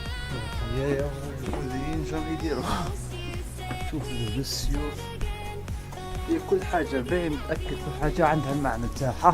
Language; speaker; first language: Arabic; native; Arabic